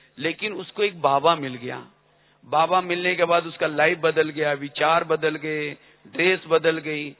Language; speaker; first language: Hindi; non-native, local second language; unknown